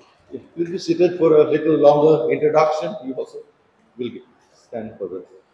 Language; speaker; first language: English; non-native, local second language; Konkani